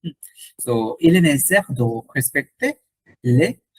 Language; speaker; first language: French; non-native, learner; Bangla